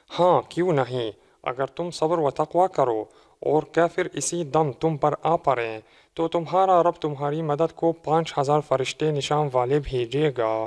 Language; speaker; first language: Urdu; non-native, fluent; Arabic